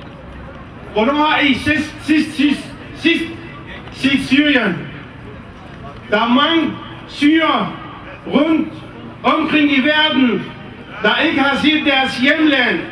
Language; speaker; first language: Danish; non-native, fluent; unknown